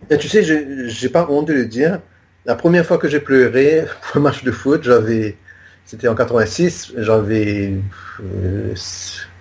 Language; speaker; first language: French; non-native, local second language; Morisyen